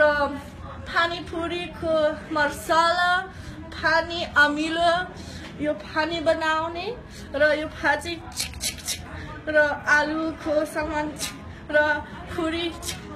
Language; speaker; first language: Nepali; non-native, learner; English